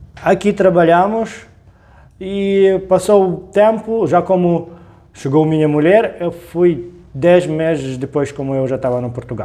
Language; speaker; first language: Portuguese; non-native, learner; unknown